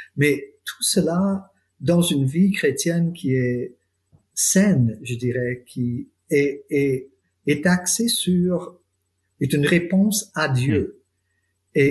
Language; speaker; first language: French; non-native, fluent; English